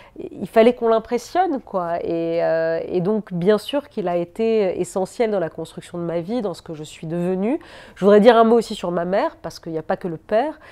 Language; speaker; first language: French; native; French